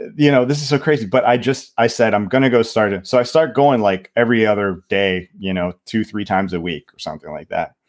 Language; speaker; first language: English; native; English